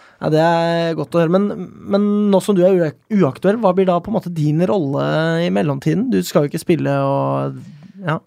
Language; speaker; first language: Norwegian; native; Norwegian